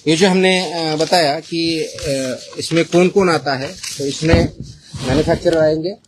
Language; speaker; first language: Hindi; non-native, local second language; Marathi